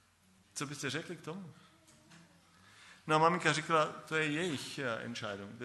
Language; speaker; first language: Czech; early bilingual, heritage; Czech